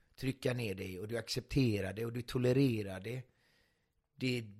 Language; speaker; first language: Swedish; native; Swedish